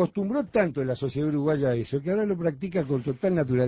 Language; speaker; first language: Spanish; native; Spanish